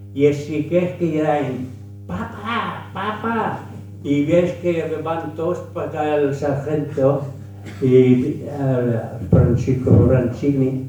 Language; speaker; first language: Catalan; early bilingual, heritage; French